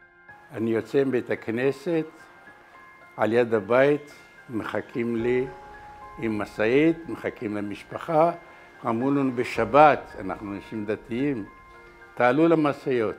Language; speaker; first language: Hebrew; non-native, fluent; Arabic